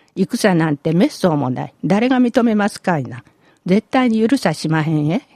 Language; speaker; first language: Japanese; native; Japanese